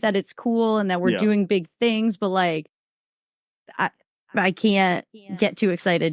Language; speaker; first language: English; native; English